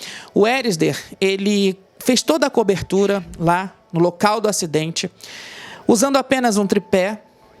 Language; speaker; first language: Portuguese; native; Portuguese